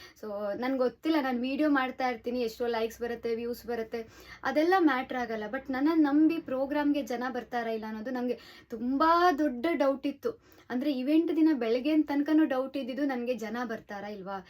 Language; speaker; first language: Kannada; native; Kannada